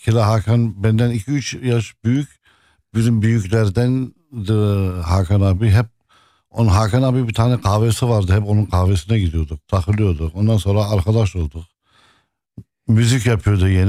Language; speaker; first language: Turkish; non-native, local second language; Arabic